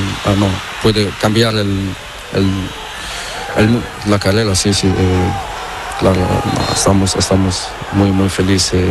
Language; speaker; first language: Spanish; non-native, learner; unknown